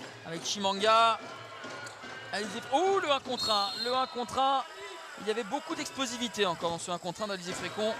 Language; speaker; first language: French; native; French